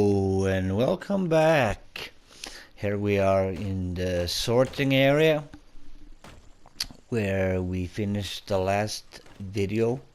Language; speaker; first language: English; non-native, fluent; Swedish